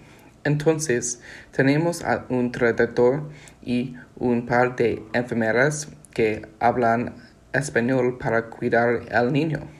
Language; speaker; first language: Spanish; non-native, learner; English